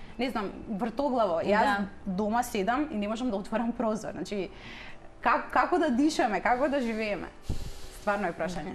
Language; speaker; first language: Macedonian; native; Macedonian